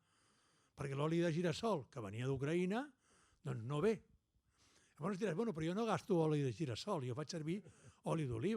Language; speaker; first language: Catalan; native; Catalan